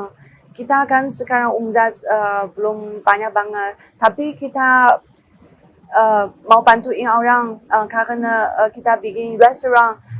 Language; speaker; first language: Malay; non-native, learner; Chinese